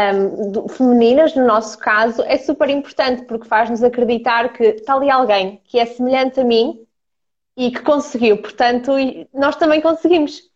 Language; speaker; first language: Portuguese; early bilingual, other home language; Ukrainian